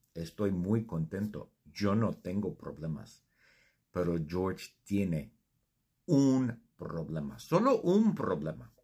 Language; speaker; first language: Spanish; non-native, fluent; English